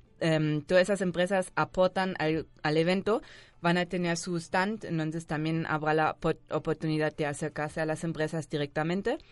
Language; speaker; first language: Spanish; non-native, fluent; German